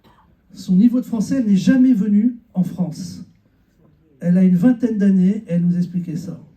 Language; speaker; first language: French; native; French